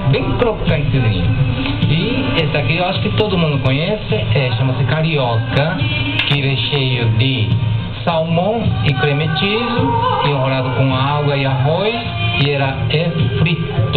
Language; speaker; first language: Portuguese; non-native, fluent; Japanese